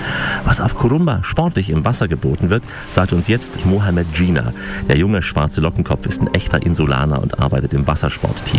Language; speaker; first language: German; native; German